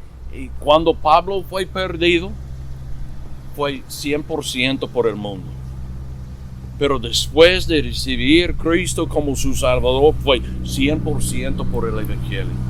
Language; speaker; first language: Spanish; non-native, fluent; English